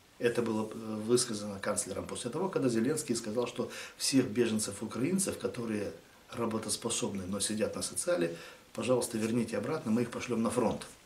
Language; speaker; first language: Russian; native; Russian